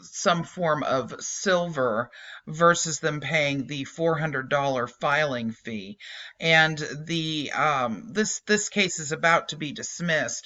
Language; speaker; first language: English; native; English